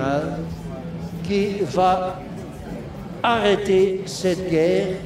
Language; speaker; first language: French; non-native, local second language; Dutch